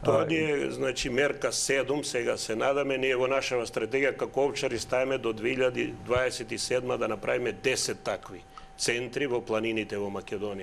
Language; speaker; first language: Macedonian; native; Macedonian